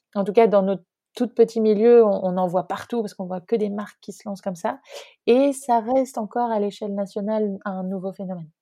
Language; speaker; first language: French; native; French